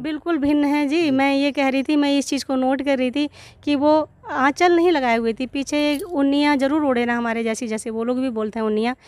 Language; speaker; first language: Hindi; native; Hindi